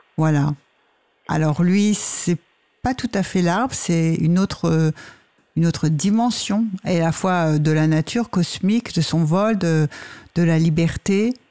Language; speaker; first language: French; native; French